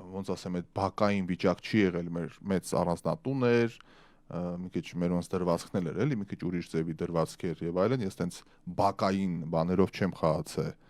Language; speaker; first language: Armenian; early bilingual, other home language; Russian